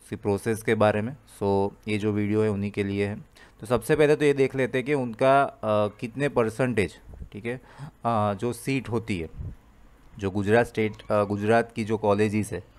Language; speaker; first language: Hindi; non-native, local second language; Gujarati